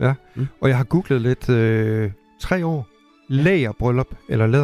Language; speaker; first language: Danish; native; Danish